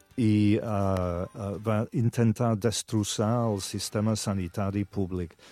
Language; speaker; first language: Catalan; non-native, fluent; English